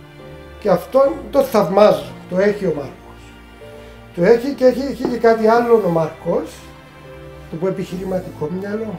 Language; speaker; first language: Greek; native; Greek